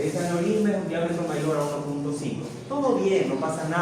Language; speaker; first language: Spanish; native; Spanish